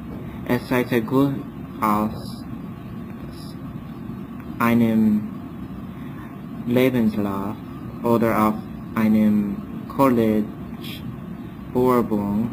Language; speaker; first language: German; non-native, learner; English